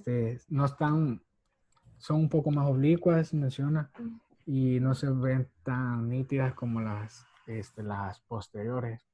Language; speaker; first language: Spanish; native; Spanish